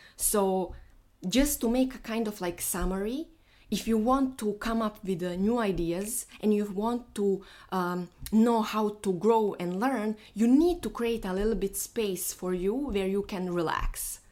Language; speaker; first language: English; non-native, fluent; Bosnian